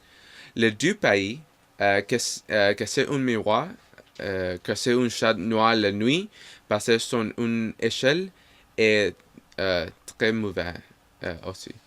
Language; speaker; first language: French; non-native, learner; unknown